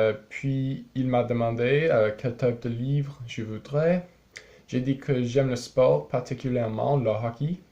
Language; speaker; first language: French; non-native, learner; English